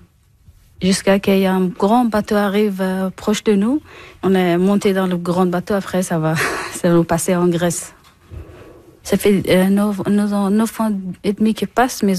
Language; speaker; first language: French; non-native, learner; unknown